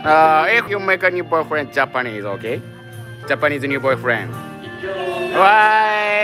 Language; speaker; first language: English; non-native, learner; Japanese